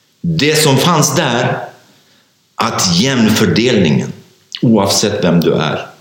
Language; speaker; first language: Swedish; non-native, fluent; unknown